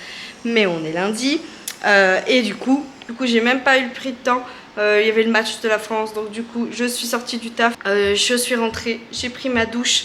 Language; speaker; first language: French; native; French